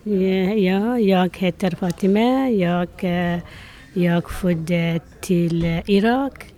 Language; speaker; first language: Swedish; non-native, learner; Persian